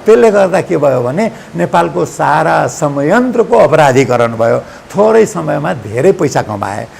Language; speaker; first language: Nepali; non-native, local second language; Maithili